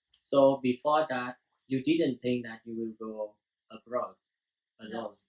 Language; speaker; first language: English; non-native, learner; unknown